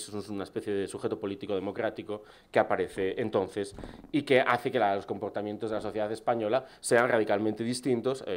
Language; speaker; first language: Spanish; native; Spanish